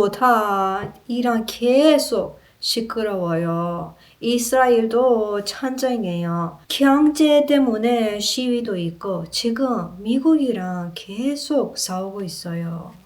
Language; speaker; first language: Korean; non-native, learner; Persian